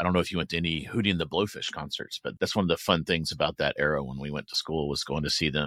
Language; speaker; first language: English; native; English